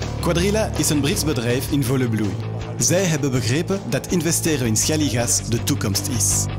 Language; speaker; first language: Dutch; non-native, local second language; French